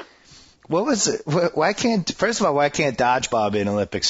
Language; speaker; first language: English; native; English